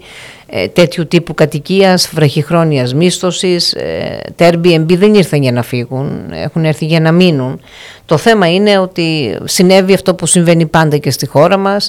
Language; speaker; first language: Greek; native; Greek